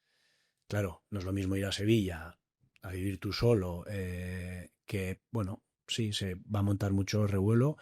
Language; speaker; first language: Spanish; native; Spanish